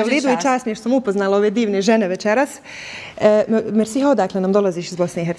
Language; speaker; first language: Bosnian; native; Bosnian